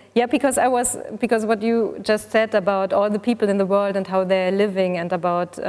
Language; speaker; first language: English; non-native, fluent; German